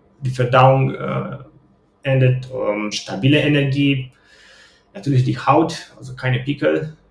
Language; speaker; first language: German; non-native, fluent; Romanian